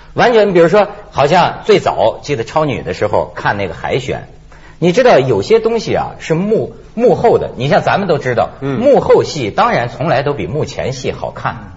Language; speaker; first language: Chinese; native; Chinese